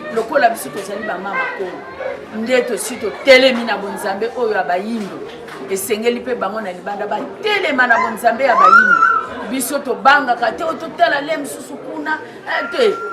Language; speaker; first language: Lingala; non-native, local second language; Kongo